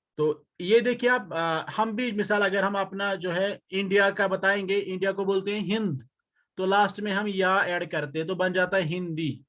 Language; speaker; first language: Urdu; native; Urdu